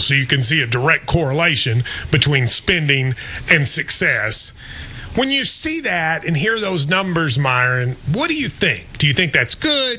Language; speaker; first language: English; native; English